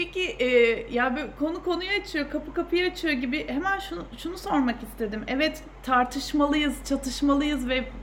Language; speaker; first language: Turkish; native; Turkish